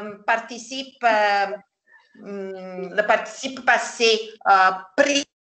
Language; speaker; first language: French; non-native, learner; Italian